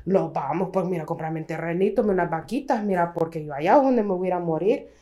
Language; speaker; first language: Spanish; early bilingual, heritage; Spanish